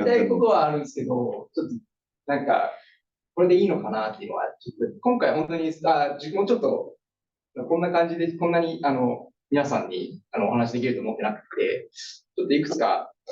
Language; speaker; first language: Japanese; native; Japanese